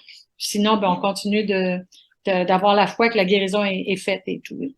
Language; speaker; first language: French; native; French